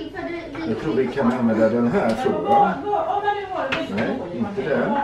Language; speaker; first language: Swedish; native; Swedish